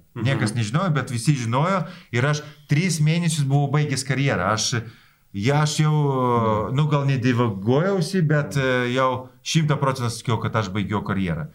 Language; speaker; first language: Lithuanian; non-native, local second language; Polish